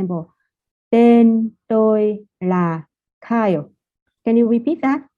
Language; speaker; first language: English; non-native, fluent; Vietnamese